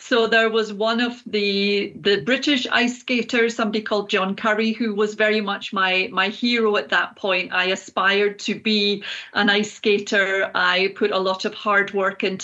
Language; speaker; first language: English; native; English